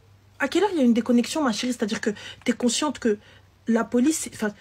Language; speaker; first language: French; native; French